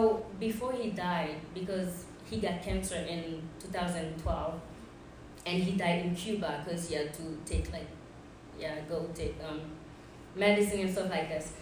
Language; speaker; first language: English; non-native, fluent; Haitian Creole